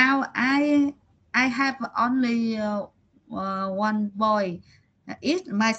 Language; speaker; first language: English; non-native, learner; Vietnamese